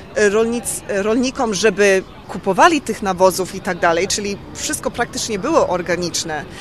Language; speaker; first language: Polish; early bilingual, heritage; English